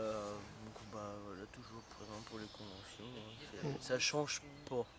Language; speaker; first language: French; native; French